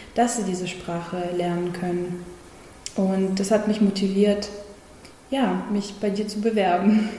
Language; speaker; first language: German; early bilingual, other home language; Russian